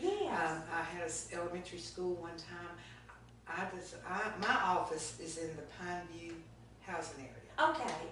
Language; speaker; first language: English; native; English